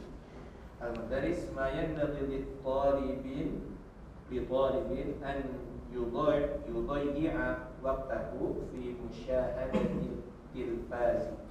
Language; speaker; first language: Arabic; non-native, learner; Indonesian